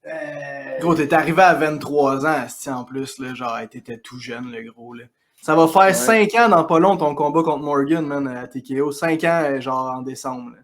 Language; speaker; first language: French; native; French